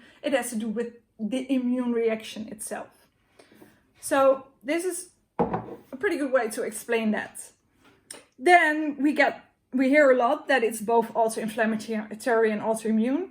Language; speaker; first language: English; non-native, fluent; Dutch